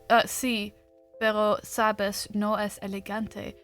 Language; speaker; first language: Spanish; non-native, learner; English